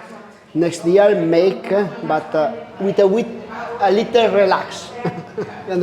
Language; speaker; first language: English; non-native, learner; Italian